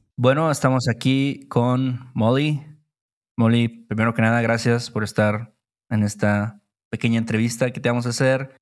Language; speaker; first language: Spanish; native; Spanish